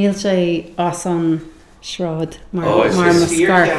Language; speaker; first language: Irish; non-native, learner; English